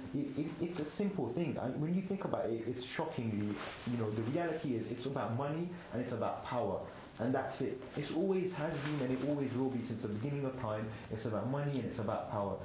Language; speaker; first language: English; native; English